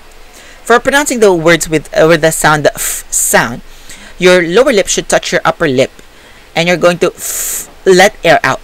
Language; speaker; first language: English; non-native, local second language; Filipino